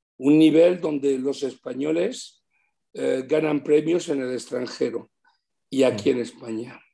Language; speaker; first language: Spanish; early bilingual, heritage; Spanish